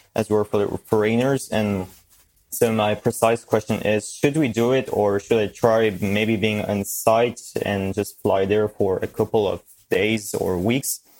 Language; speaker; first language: English; non-native, fluent; French